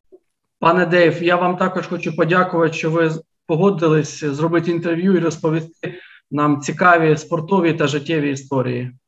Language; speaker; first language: Ukrainian; native; Ukrainian